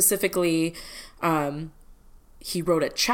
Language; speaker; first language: English; early bilingual, other home language; Malayalam